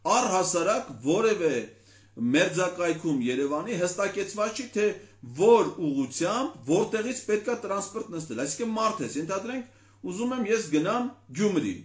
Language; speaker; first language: Armenian; native; Armenian